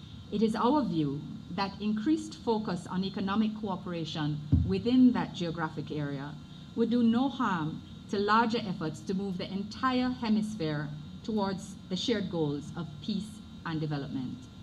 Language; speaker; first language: English; native; English